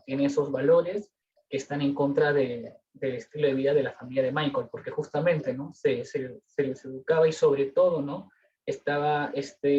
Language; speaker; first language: Spanish; native; Spanish